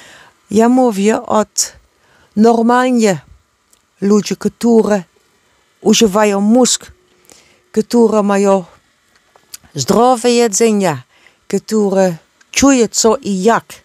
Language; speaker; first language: Polish; non-native, learner; Dutch